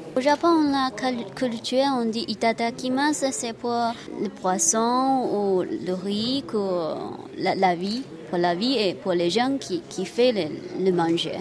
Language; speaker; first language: French; non-native, learner; Japanese